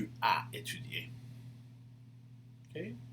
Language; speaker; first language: French; non-native, fluent; English